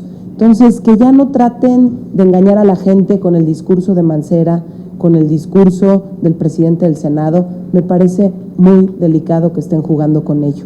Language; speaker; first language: Spanish; native; Spanish